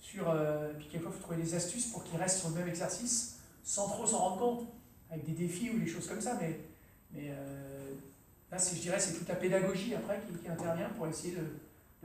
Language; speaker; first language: French; native; French